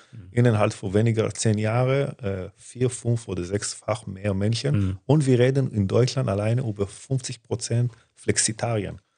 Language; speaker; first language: German; non-native, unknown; Hebrew